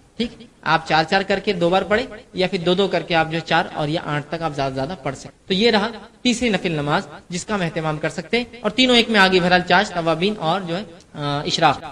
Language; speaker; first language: Urdu; native; Urdu